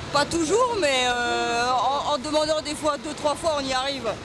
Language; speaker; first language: French; native; French